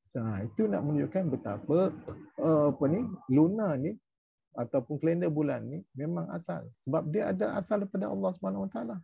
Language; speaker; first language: Malay; native; Malay